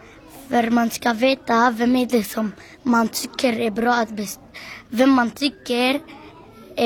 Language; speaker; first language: Swedish; early bilingual, other home language; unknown